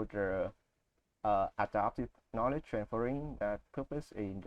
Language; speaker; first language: English; non-native, learner; Vietnamese